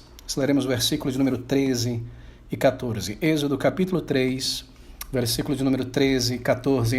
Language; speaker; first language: Portuguese; native; Portuguese